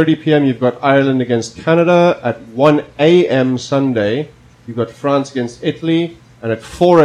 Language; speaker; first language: English; non-native, local second language; Afrikaans